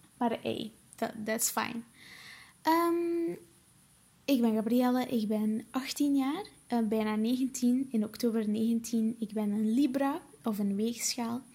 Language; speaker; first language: Dutch; early bilingual, other home language; Portuguese